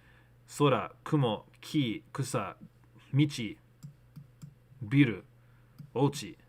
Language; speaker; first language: Japanese; non-native, learner; English